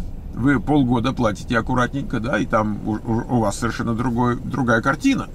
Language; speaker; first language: Russian; native; Russian